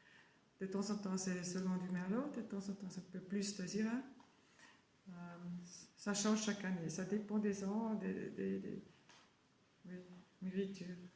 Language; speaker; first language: French; non-native, learner; German